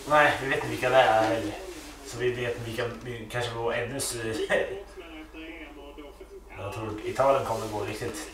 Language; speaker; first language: Swedish; native; Swedish